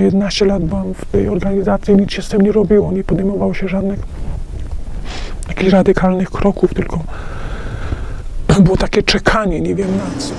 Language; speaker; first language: Polish; native; Polish